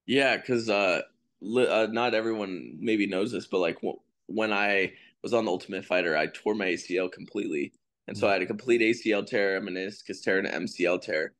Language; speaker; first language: English; native; English